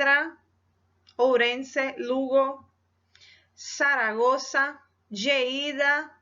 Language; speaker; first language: Spanish; non-native, fluent; Portuguese